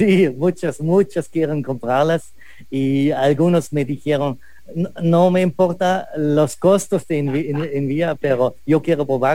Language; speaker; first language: Spanish; non-native, fluent; German